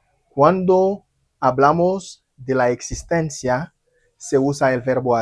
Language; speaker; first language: Spanish; non-native, fluent; Haitian Creole